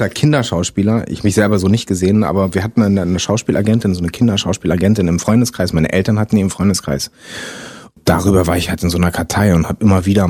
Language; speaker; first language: German; non-native, local second language; French